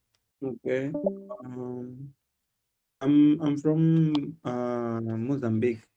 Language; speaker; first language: English; non-native, learner; Portuguese